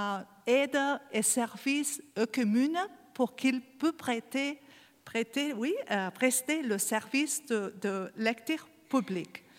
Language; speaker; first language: French; non-native, learner; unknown